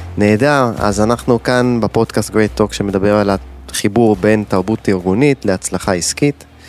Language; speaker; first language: Hebrew; native; Hebrew